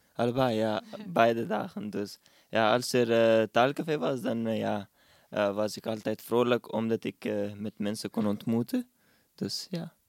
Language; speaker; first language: Dutch; non-native, fluent; Urdu